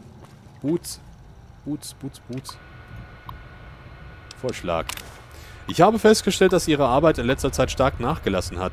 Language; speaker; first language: German; native; German